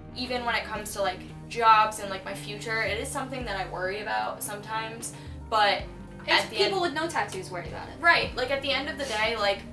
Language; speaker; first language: English; native; English